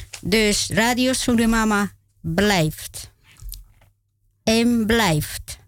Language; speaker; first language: Dutch; non-native, learner; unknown